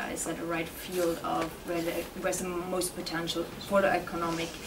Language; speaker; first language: English; non-native, fluent; German